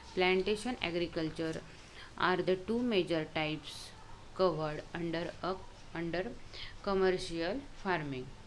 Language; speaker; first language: English; non-native, local second language; Hindi